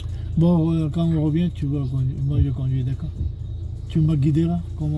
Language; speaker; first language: French; non-native, fluent; Urdu